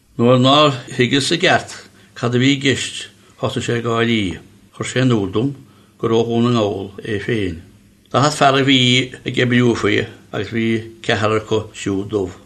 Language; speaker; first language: Irish; native; Irish